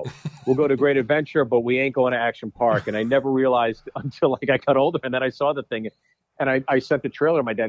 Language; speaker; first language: English; native; English